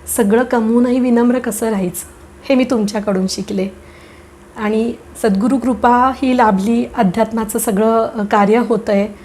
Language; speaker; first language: Marathi; native; Marathi